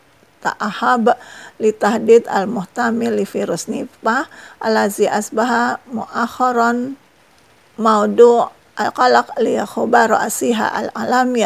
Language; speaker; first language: Arabic; non-native, fluent; Indonesian